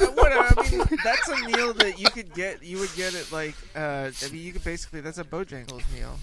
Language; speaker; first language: English; native; English